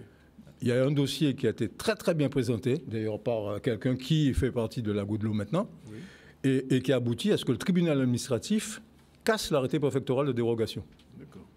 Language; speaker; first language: French; native; French